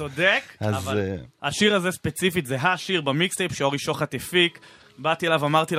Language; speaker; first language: Hebrew; native; Hebrew